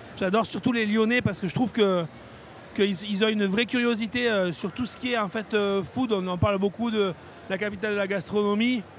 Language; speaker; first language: French; native; French